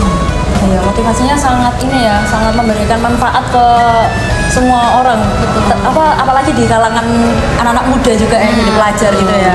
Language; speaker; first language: Indonesian; native; Indonesian